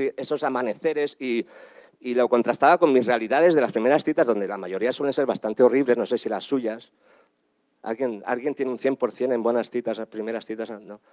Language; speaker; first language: Spanish; native; Spanish